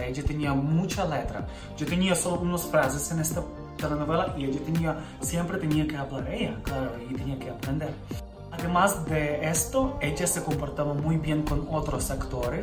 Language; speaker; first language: Spanish; non-native, fluent; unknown